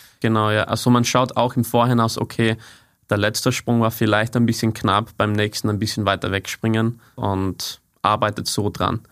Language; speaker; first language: German; non-native, fluent; English